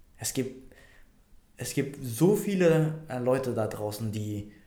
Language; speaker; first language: German; non-native, fluent; Vietnamese